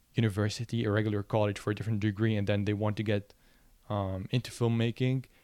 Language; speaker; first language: English; non-native, fluent; Arabic